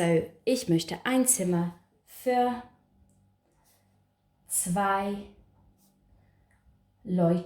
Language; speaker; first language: German; non-native, fluent; English